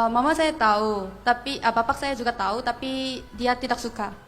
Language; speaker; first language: Indonesian; non-native, fluent; Korean